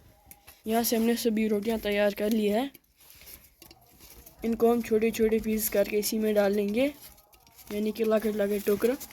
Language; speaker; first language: Hindi; non-native, local second language; Kashmiri